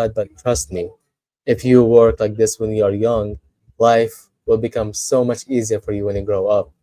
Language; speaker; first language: English; non-native, fluent; Arabic